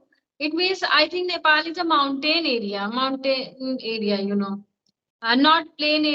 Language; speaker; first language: English; non-native, learner; Hindi